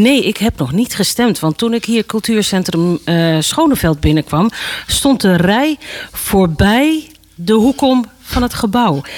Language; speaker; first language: Dutch; native; Dutch